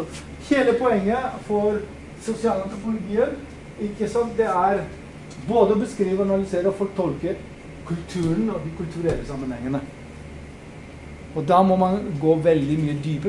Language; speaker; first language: Norwegian; non-native, fluent; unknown